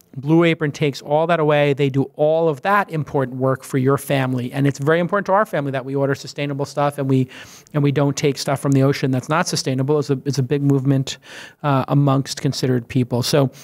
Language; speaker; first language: English; native; English